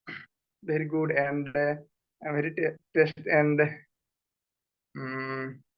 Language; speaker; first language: English; non-native, learner; Odia